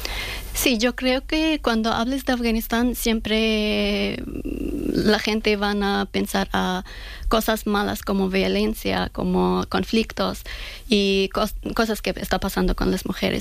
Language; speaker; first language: Spanish; non-native, learner; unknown